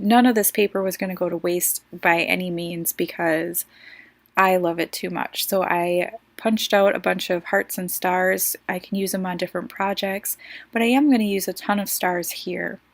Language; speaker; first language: English; native; English